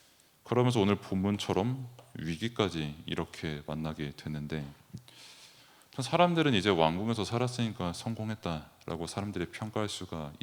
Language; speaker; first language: Korean; native; Korean